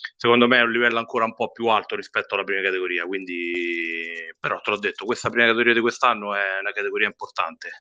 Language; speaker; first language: Italian; native; Italian